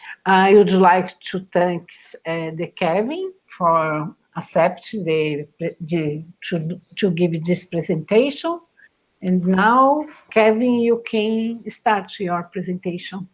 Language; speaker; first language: English; non-native, fluent; Portuguese